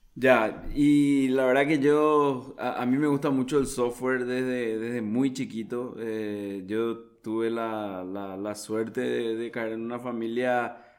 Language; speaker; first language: Spanish; native; Spanish